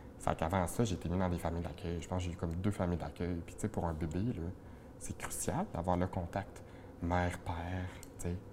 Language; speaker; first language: French; native; French